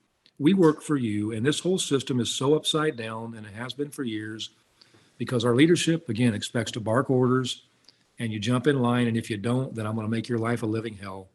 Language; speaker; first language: English; native; English